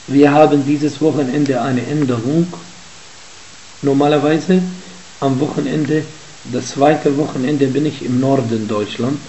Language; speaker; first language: German; non-native, fluent; Arabic